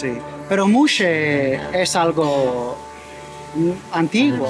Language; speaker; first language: Spanish; non-native, learner; English